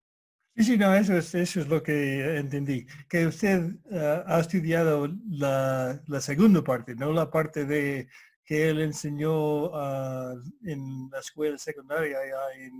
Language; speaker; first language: Spanish; non-native, fluent; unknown